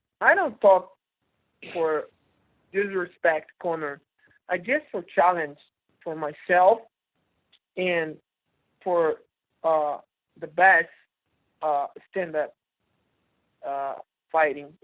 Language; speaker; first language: English; non-native, learner; Portuguese